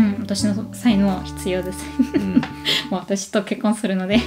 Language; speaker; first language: Japanese; non-native, learner; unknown